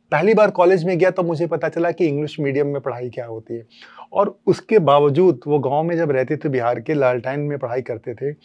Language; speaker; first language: Hindi; native; Hindi